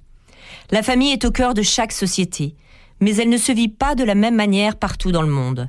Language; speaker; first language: French; native; French